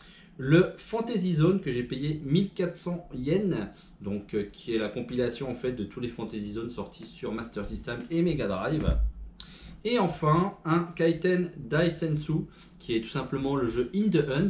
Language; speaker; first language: French; native; French